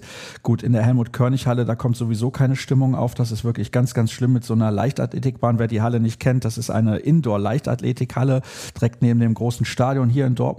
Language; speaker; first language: German; native; German